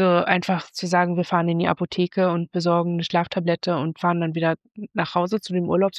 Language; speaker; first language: German; native; German